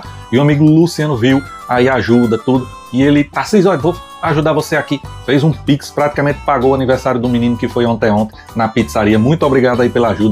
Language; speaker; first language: Portuguese; native; Portuguese